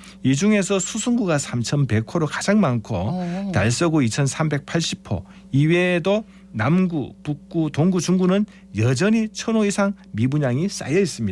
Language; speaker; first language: Korean; native; Korean